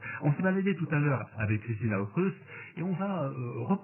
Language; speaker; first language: French; native; French